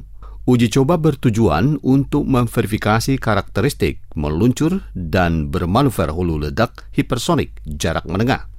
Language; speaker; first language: Indonesian; native; Indonesian